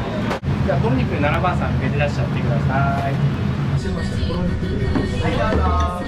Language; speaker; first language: Japanese; native; Japanese